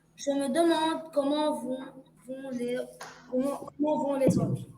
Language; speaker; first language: French; non-native, local second language; Arabic